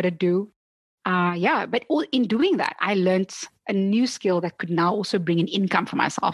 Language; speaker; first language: English; non-native, local second language; Afrikaans